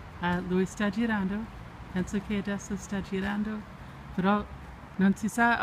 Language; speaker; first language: Italian; non-native, learner; English